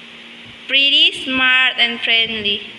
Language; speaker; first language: English; non-native, learner; Indonesian